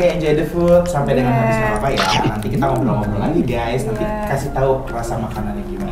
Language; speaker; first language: Indonesian; native; Indonesian